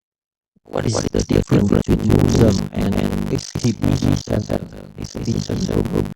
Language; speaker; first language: English; non-native, local second language; Vietnamese